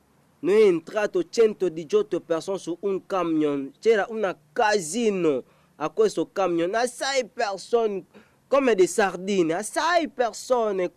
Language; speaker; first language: Italian; non-native, learner; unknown